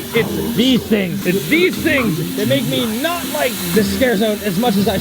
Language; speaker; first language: English; native; English